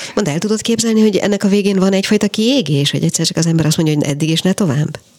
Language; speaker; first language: Hungarian; native; Hungarian